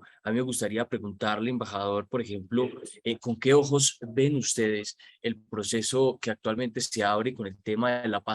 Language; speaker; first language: Spanish; native; Spanish